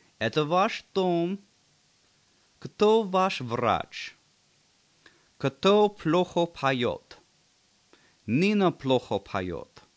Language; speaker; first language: Russian; non-native, learner; English